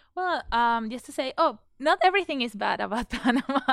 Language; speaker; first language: English; non-native, fluent; Spanish